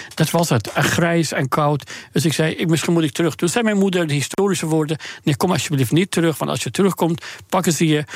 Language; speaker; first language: Dutch; non-native, fluent; Persian